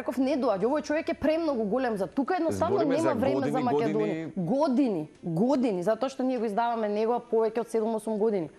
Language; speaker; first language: Macedonian; native; Macedonian